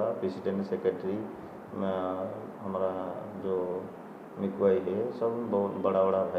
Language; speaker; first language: Hindi; non-native, local second language; Odia